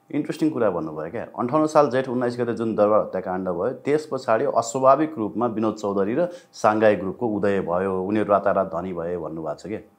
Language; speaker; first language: Nepali; native; Nepali